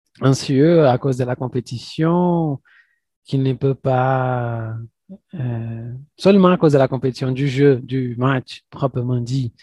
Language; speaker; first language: French; non-native, fluent; Portuguese